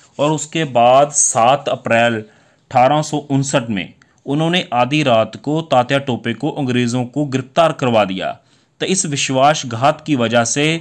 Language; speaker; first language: Hindi; non-native, local second language; Punjabi